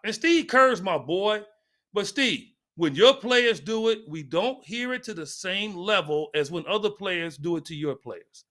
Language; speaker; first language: English; native; English